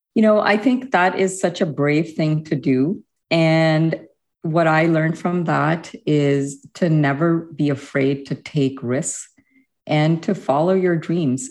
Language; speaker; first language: English; early bilingual, other home language; Hindi